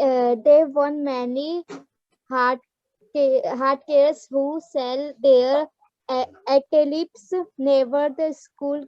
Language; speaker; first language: English; non-native, learner; Hindi